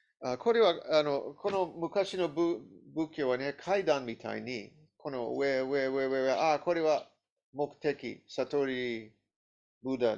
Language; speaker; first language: Japanese; non-native, learner; English